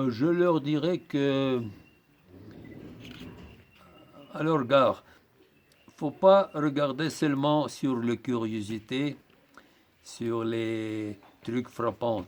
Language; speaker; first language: French; non-native, fluent; Russian